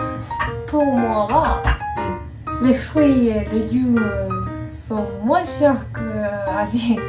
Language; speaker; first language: French; non-native, learner; Japanese